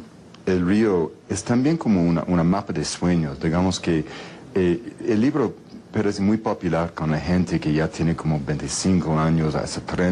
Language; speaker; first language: Spanish; non-native, fluent; English